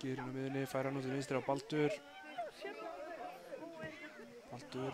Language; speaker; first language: Icelandic; native; Icelandic